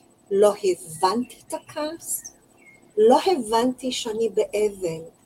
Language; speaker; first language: Hebrew; non-native, fluent; English